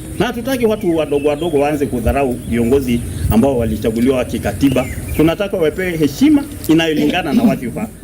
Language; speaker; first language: Swahili; non-native, local second language; Masai